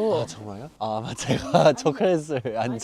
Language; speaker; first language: Korean; early bilingual, heritage; English